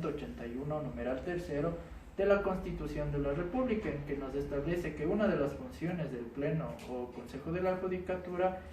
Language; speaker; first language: Spanish; native; Spanish